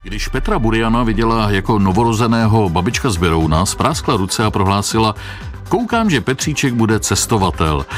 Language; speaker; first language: Czech; native; Czech